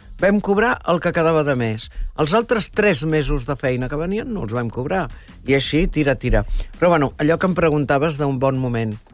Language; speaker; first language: Catalan; native; Catalan